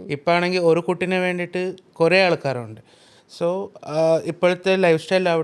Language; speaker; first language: Malayalam; early bilingual, heritage; Malayalam